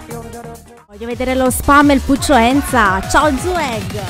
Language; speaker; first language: Italian; native; Italian